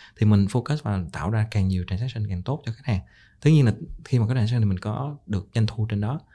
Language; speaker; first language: Vietnamese; native; Vietnamese